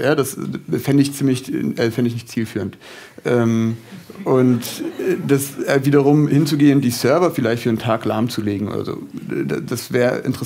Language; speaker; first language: German; native; German